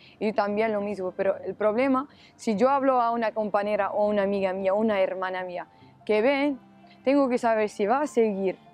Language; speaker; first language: Spanish; non-native, learner; Arabic